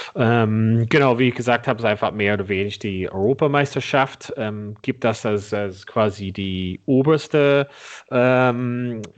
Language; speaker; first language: German; non-native, fluent; English